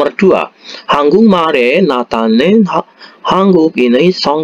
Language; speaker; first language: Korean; non-native, fluent; Indonesian